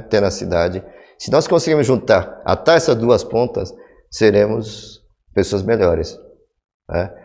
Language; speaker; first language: Portuguese; early bilingual, other home language; Korean